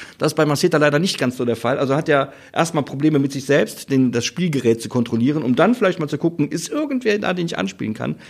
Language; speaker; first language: German; native; German